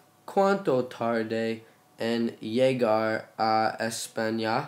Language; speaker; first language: Spanish; non-native, learner; English